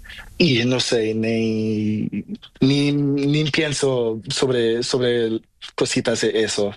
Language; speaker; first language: Spanish; non-native, learner; Portuguese